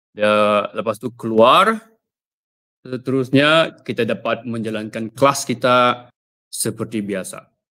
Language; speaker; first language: Malay; native; Malay